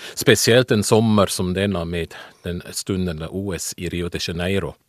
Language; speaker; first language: Swedish; non-native, fluent; Swiss German